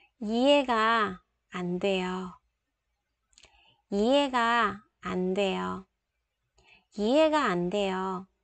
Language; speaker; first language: Korean; non-native, fluent; Vietnamese